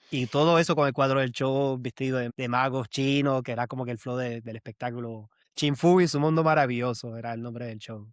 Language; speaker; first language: Spanish; early bilingual, heritage; Spanish